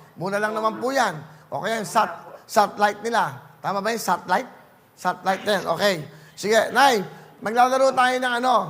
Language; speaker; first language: Filipino; native; Filipino